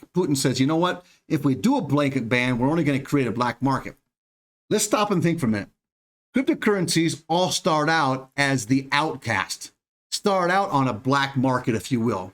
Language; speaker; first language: English; native; English